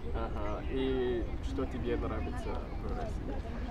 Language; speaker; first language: Russian; non-native, learner; English